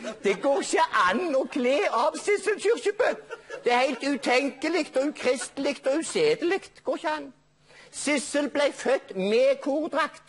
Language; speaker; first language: Norwegian; native; Norwegian